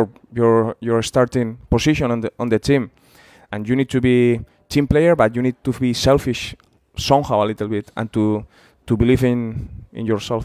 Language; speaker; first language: English; non-native, fluent; Spanish